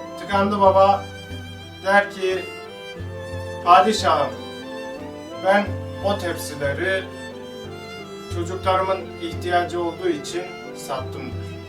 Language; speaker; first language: Turkish; native; Turkish